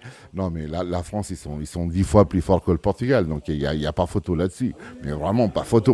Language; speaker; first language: French; early bilingual, other home language; Portuguese